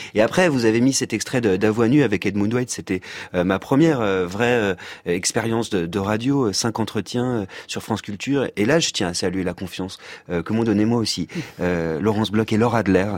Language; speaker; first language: French; native; French